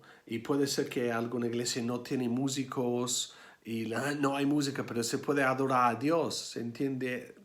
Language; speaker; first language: Spanish; non-native, fluent; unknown